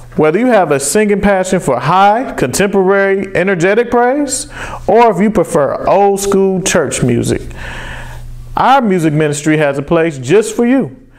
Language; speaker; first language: English; native; English